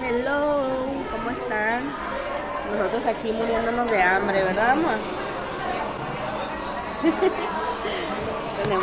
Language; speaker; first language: Spanish; native; Spanish